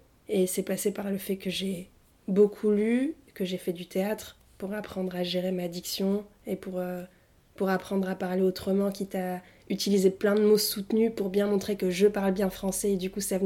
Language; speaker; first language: French; early bilingual, other home language; Arabic